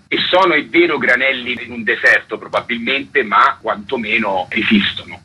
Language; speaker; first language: Italian; native; Italian